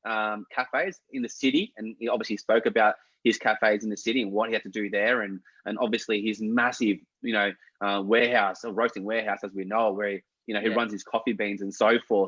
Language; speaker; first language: English; native; English